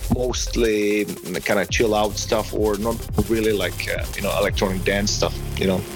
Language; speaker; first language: English; non-native, fluent; Czech